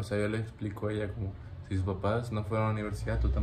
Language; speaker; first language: Spanish; native; Spanish